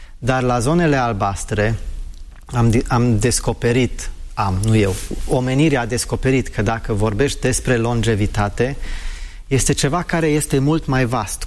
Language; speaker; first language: Romanian; early bilingual, heritage; Romanian